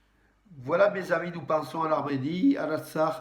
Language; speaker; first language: French; native; French